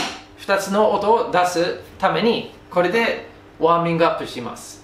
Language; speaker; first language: Japanese; non-native, fluent; English